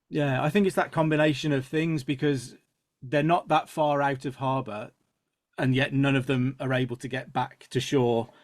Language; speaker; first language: English; native; English